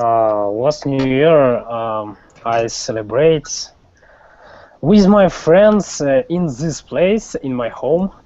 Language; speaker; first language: English; non-native, learner; Russian